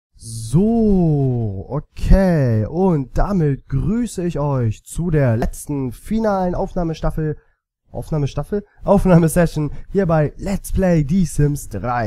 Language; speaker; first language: German; native; German